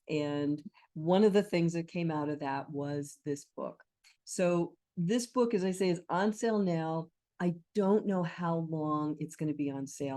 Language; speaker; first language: English; native; English